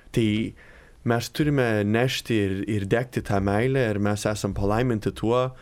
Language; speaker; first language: Lithuanian; early bilingual, heritage; Lithuanian